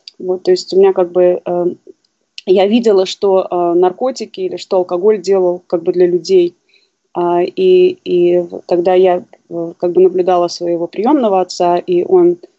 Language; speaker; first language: Russian; native; Russian